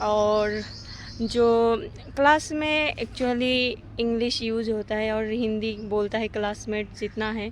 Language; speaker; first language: Hindi; non-native, learner; Bangla